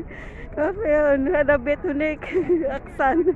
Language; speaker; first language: Arabic; non-native, learner; Filipino